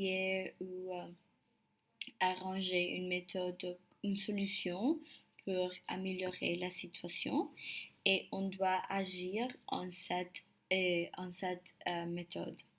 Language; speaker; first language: French; non-native, learner; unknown